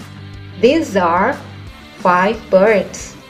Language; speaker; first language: English; non-native, learner; Indonesian